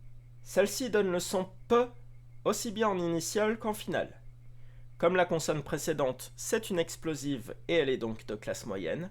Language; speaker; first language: French; native; French